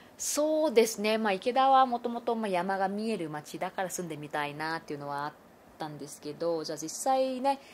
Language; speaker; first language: Japanese; non-native, fluent; Vietnamese